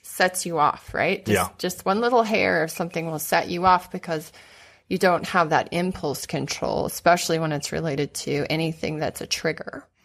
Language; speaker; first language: English; native; English